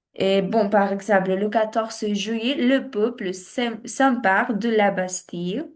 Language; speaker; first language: French; non-native, learner; Spanish